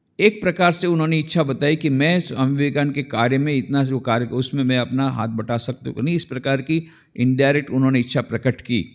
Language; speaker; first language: Hindi; non-native, local second language; Gujarati